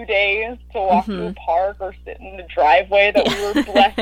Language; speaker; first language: English; native; English